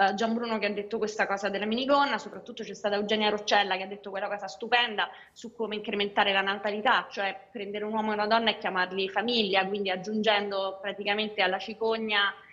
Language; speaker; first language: Italian; native; Italian